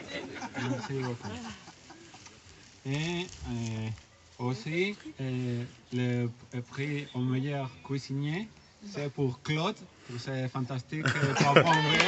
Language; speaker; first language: French; non-native, learner; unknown